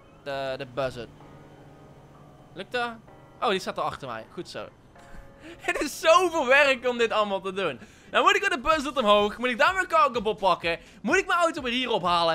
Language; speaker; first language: Dutch; native; Dutch